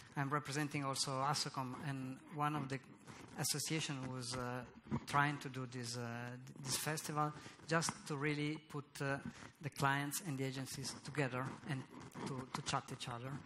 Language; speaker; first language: English; non-native, fluent; Italian